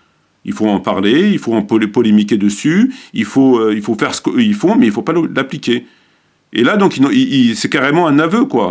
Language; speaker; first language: French; native; French